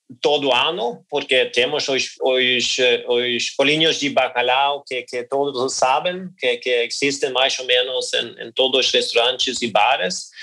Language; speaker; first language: Portuguese; non-native, learner; Norwegian